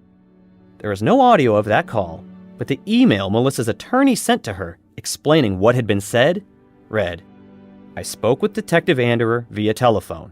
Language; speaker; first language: English; native; English